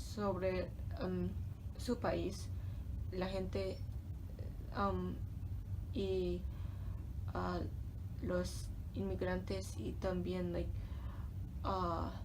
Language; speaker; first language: Spanish; non-native, learner; English